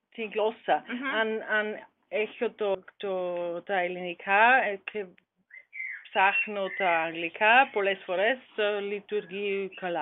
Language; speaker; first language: Greek; non-native, learner; German